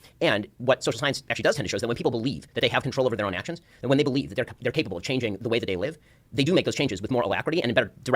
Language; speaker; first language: English; native; English